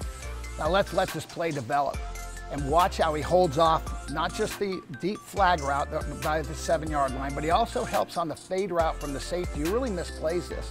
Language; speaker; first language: English; native; English